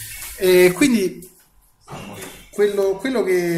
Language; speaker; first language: Italian; native; Italian